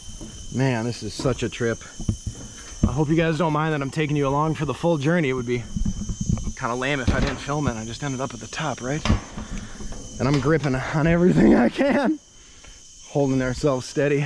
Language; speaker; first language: English; native; English